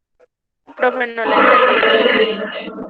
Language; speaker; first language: Spanish; native; Spanish